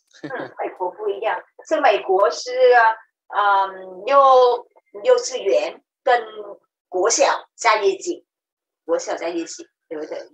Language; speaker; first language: Chinese; non-native, learner; Vietnamese